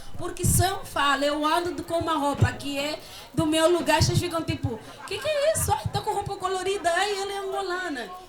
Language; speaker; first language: Portuguese; native; Portuguese